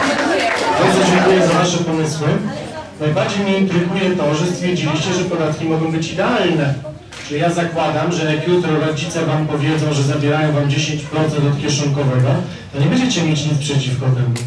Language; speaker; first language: Polish; native; Polish